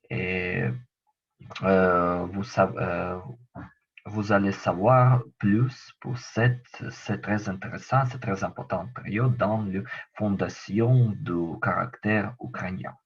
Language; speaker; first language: French; non-native, learner; Ukrainian